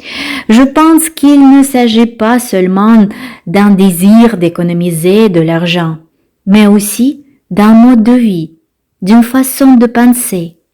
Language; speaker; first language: French; non-native, fluent; Russian